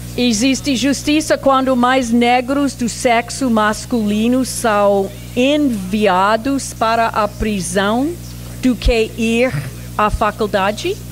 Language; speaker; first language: Portuguese; non-native, fluent; English